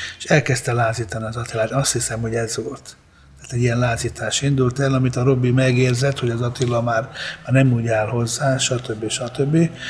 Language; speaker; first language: Hungarian; early bilingual, other home language; Italian